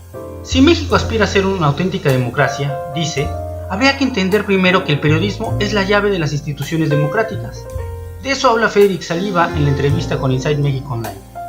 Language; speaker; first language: Spanish; native; Spanish